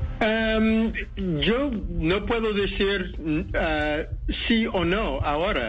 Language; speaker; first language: Spanish; non-native, fluent; English